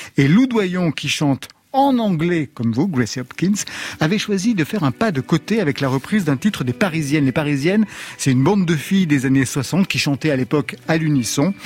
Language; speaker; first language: French; native; French